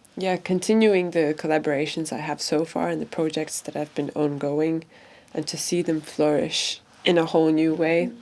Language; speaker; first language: English; non-native, fluent; Latvian